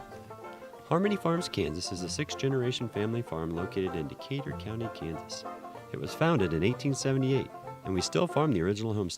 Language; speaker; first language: English; native; English